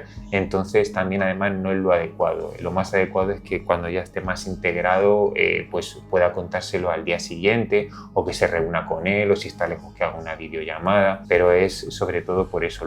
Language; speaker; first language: Spanish; native; Spanish